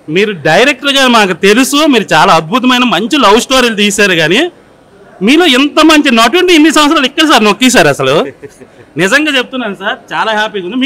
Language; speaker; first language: Telugu; native; Telugu